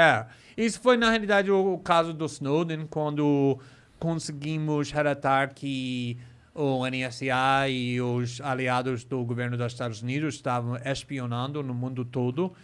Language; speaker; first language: Portuguese; non-native, fluent; English